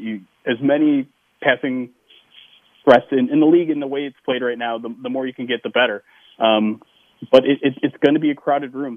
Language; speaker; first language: English; native; English